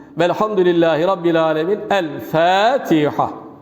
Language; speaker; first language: Turkish; native; Turkish